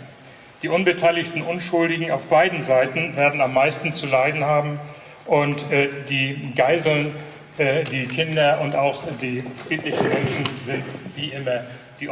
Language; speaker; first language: German; native; German